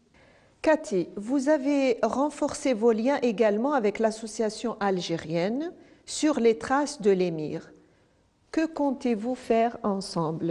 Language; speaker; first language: French; non-native, local second language; Arabic